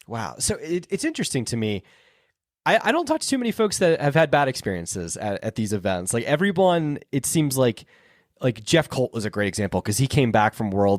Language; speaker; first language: English; native; English